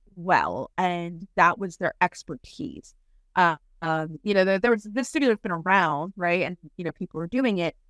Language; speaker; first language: English; native; English